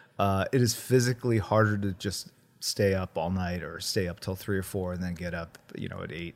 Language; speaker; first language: English; early bilingual, other home language; Korean